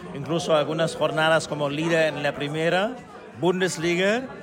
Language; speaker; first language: Spanish; non-native, fluent; German